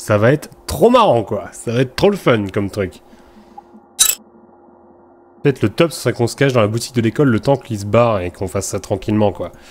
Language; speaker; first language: French; native; French